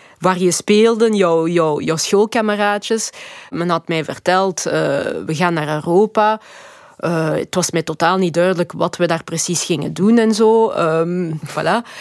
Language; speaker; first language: Dutch; early bilingual, other home language; Lingala